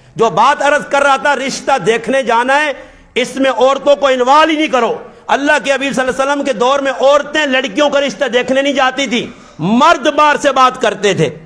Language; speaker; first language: Urdu; non-native, local second language; Northern Hindko